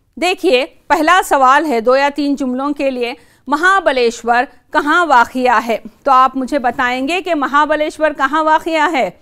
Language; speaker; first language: Urdu; native; Urdu